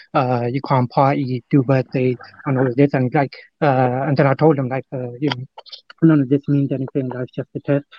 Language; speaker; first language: English; non-native, local second language; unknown